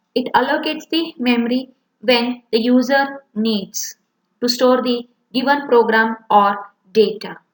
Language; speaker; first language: English; non-native, local second language; Kannada